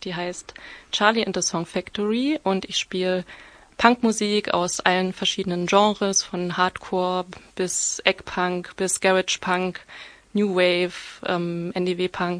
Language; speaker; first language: German; native; German